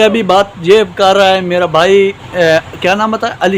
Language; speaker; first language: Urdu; non-native, local second language; Punjabi